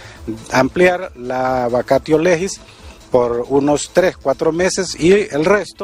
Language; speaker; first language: Spanish; native; Spanish